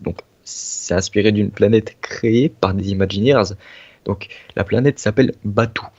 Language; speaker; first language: French; native; French